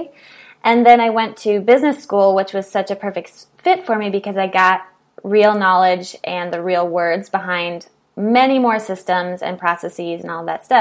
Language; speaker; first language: English; native; English